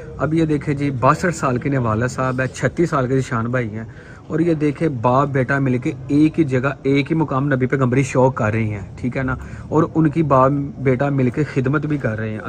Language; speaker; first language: Urdu; non-native, local second language; Punjabi